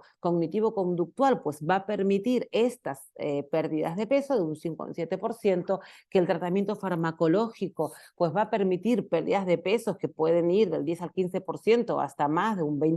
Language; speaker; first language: Spanish; native; Spanish